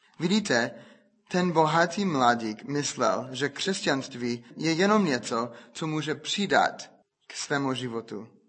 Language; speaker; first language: Czech; non-native, fluent; English